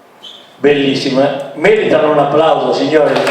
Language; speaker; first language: Italian; native; Italian